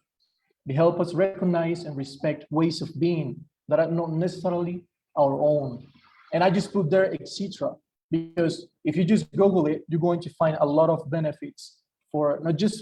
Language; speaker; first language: English; non-native, fluent; Spanish